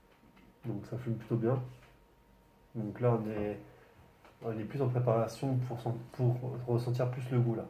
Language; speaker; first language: French; native; French